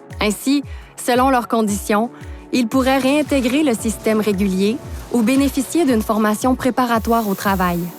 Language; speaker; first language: French; native; French